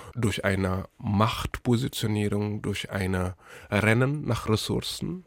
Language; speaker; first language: German; non-native, fluent; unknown